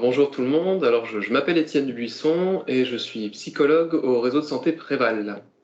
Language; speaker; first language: French; native; French